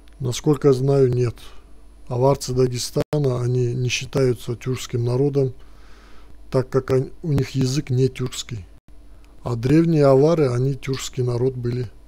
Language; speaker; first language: Russian; non-native, local second language; Turkish